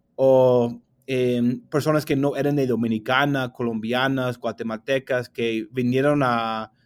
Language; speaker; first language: Spanish; non-native, fluent; English